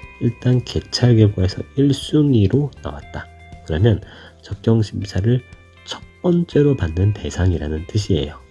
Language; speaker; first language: Korean; native; Korean